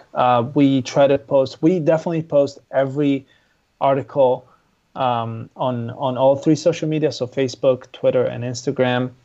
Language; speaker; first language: English; non-native, fluent; Italian